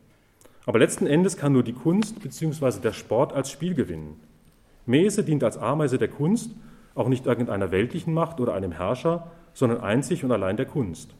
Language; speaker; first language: German; native; German